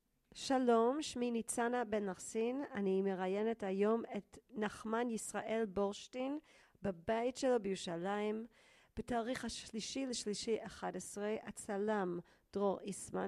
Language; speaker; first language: Hebrew; native; Hebrew